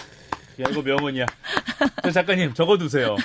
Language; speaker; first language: Korean; native; Korean